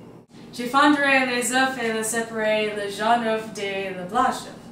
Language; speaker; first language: French; non-native, learner; English